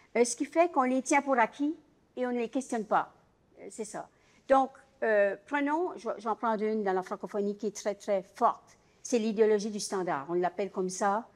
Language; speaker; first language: French; native; French